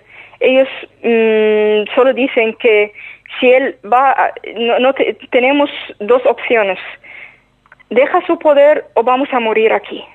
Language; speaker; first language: Spanish; non-native, fluent; Arabic